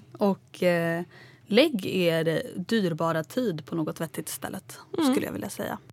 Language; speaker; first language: Swedish; native; Swedish